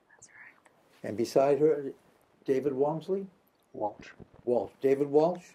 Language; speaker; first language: English; native; English